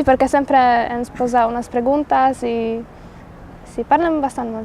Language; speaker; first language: Catalan; non-native, learner; Polish